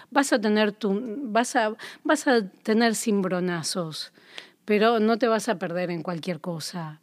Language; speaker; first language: Spanish; native; Spanish